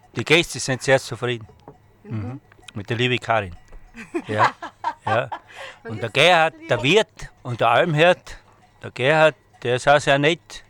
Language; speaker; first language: German; native; German